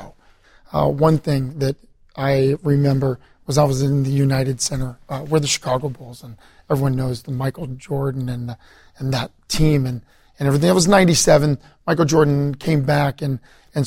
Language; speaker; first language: English; native; English